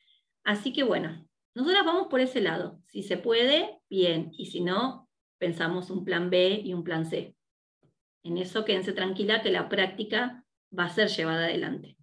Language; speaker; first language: Spanish; native; Spanish